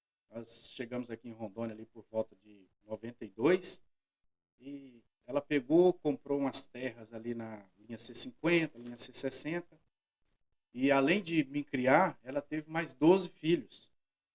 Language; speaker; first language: Portuguese; native; Portuguese